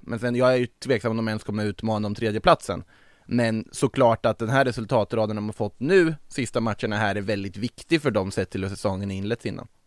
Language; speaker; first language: Swedish; native; Swedish